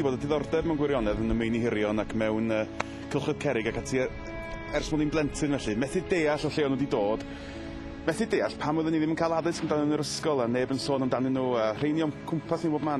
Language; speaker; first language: Welsh; native; Welsh